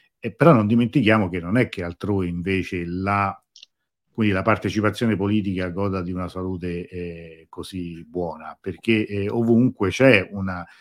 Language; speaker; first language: Italian; native; Italian